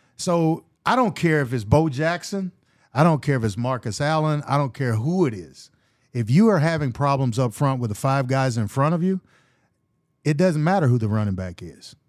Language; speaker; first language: English; native; English